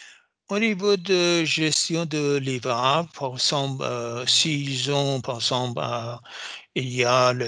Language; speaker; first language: French; non-native, fluent; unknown